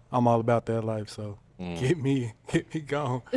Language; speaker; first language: English; native; English